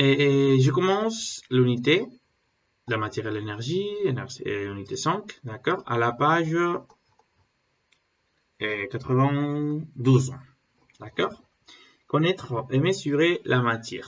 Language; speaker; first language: French; non-native, learner; Spanish